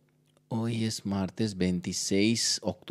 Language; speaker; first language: Spanish; non-native, learner; Hindi